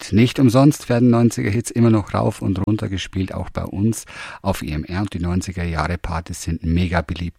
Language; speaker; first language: German; native; German